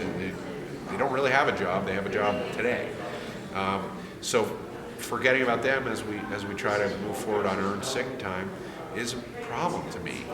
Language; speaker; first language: English; native; English